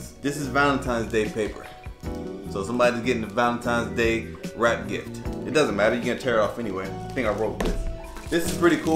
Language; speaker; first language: English; native; English